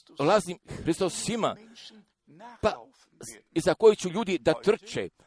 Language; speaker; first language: Croatian; early bilingual, heritage; Croatian